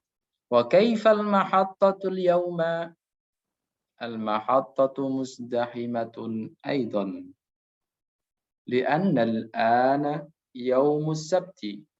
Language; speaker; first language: Arabic; non-native, fluent; Indonesian